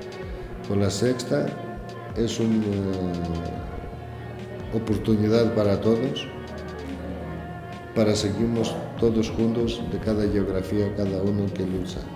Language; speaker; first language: Spanish; non-native, learner; Greek